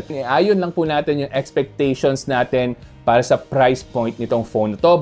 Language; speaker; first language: Filipino; native; Filipino